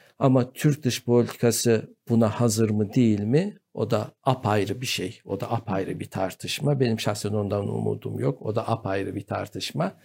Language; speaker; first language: Turkish; native; Turkish